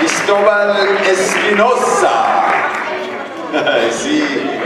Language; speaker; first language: Spanish; non-native, learner; English